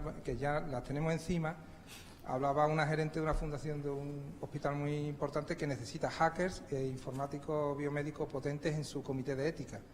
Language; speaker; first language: Spanish; native; Spanish